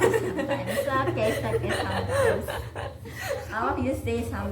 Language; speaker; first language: English; non-native, learner; Indonesian